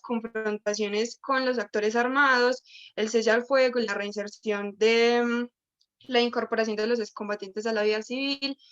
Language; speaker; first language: Spanish; native; Spanish